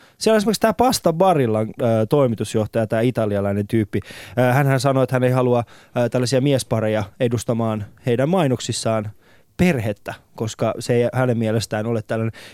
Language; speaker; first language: Finnish; non-native, fluent; Persian